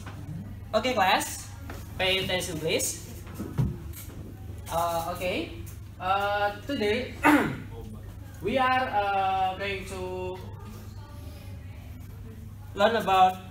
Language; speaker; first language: English; non-native, learner; Indonesian